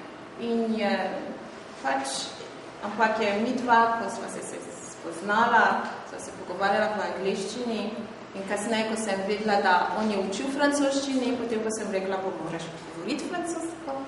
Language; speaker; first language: Slovenian; non-native, fluent; French